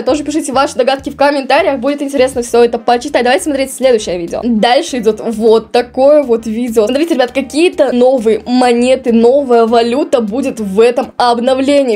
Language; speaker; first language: Russian; native; Russian